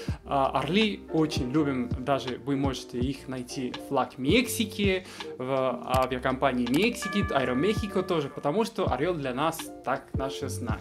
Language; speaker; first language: Russian; non-native, fluent; Spanish